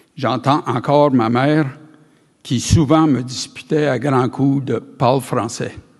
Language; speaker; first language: French; native; French